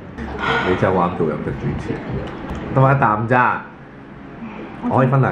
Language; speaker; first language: Chinese; native; Chinese